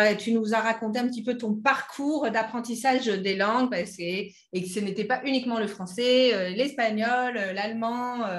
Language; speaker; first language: French; native; French